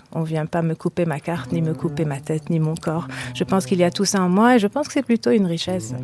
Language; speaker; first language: French; non-native, local second language; Arabic